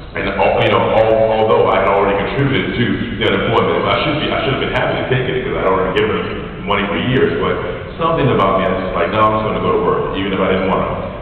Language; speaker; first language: English; native; English